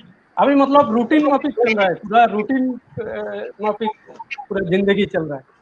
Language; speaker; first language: Hindi; non-native, local second language; Bangla